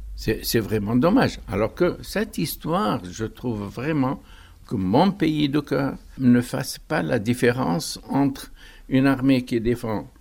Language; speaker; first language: French; non-native, local second language; Arabic